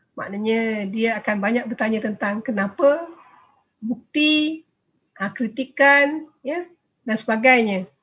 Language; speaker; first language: Malay; native; Malay